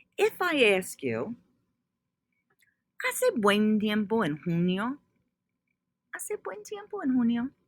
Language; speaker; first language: Spanish; non-native, fluent; English